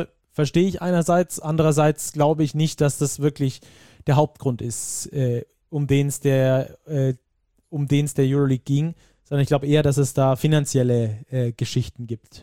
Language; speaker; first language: German; native; German